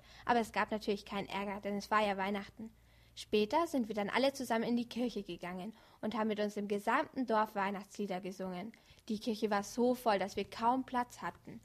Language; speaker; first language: German; native; German